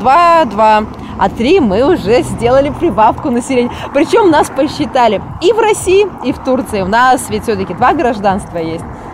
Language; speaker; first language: Russian; native; Russian